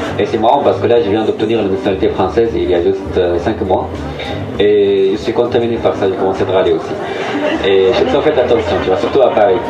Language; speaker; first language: French; non-native, fluent; Arabic